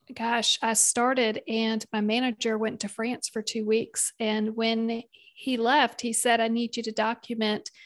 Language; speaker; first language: English; native; English